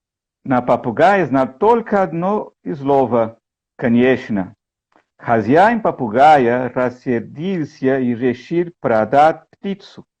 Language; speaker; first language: Russian; non-native, learner; Portuguese